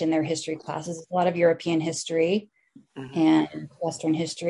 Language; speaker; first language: English; early bilingual, other home language; Filipino